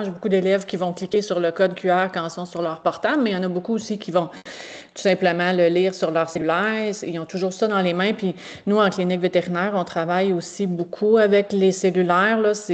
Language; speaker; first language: French; native; French